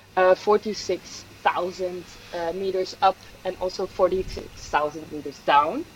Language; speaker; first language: English; non-native, fluent; Dutch